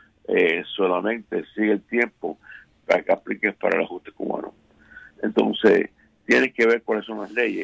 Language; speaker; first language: Spanish; native; Spanish